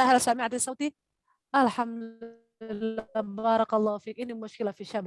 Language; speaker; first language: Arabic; non-native, fluent; Indonesian